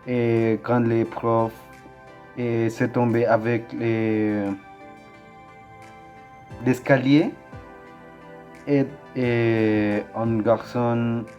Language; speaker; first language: French; non-native, learner; Spanish